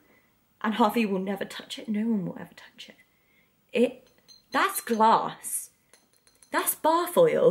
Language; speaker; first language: English; native; English